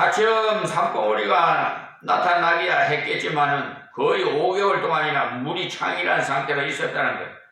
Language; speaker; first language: Korean; native; Korean